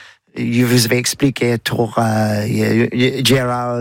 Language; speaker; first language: French; non-native, learner; English